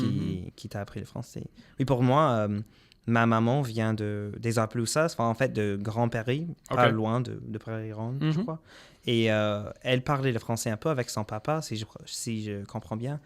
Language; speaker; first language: French; non-native, local second language; English